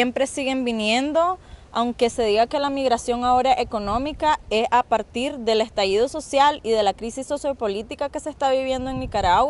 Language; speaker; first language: Spanish; native; Spanish